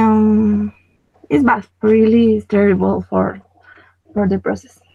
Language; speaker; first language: English; non-native, learner; Spanish